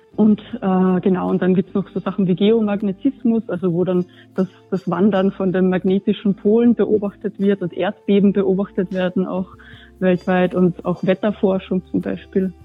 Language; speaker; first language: German; native; German